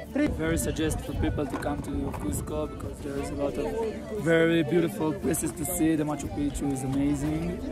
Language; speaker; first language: English; non-native, fluent; Hebrew